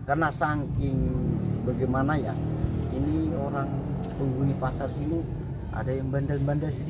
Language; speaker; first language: Indonesian; non-native, local second language; Javanese